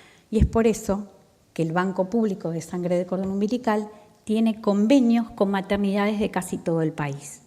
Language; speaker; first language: Spanish; native; Spanish